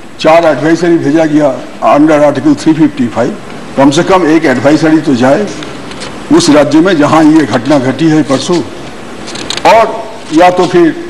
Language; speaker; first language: Hindi; non-native, local second language; Bangla